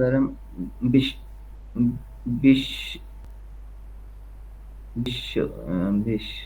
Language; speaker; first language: Persian; non-native, learner; Urdu